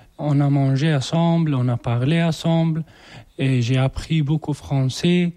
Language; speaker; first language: French; non-native, learner; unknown